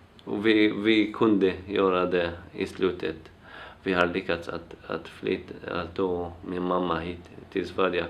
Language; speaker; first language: Swedish; non-native, fluent; Arabic